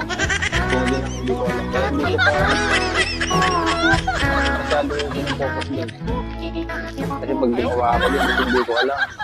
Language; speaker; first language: Filipino; native; Filipino